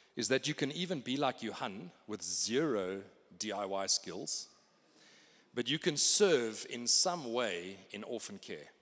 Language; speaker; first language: English; native; English